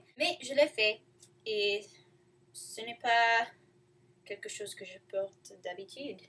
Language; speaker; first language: French; non-native, learner; English